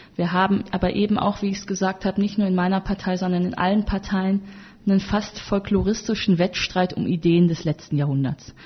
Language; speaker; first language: German; native; German